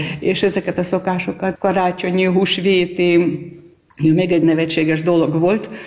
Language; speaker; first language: Hungarian; non-native, fluent; Armenian